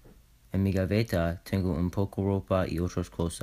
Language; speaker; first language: Spanish; non-native, learner; English